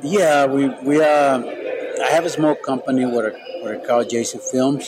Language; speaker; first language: English; non-native, fluent; Spanish